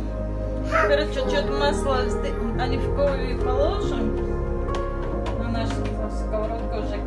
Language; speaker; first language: Russian; non-native, local second language; Tajik